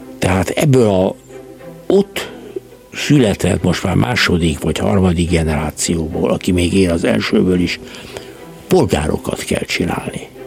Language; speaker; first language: Hungarian; native; Hungarian